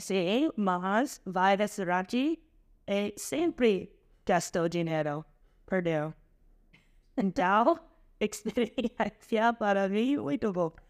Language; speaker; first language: Portuguese; non-native, learner; English